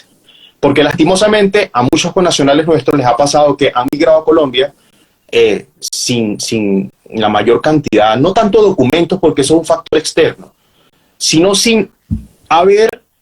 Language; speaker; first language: Spanish; native; Spanish